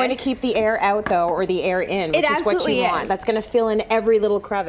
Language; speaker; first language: English; native; English